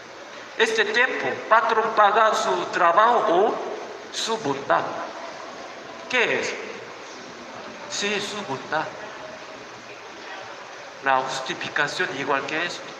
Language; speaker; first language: Spanish; non-native, learner; Korean